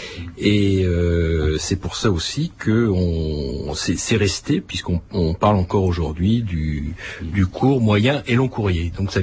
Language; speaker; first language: French; native; French